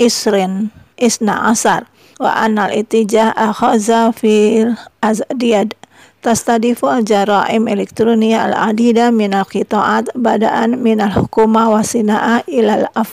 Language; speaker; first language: Arabic; non-native, fluent; Indonesian